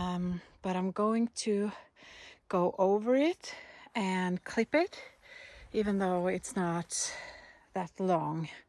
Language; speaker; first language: English; non-native, fluent; Norwegian